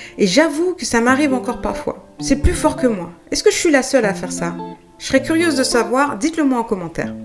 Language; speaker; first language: French; native; French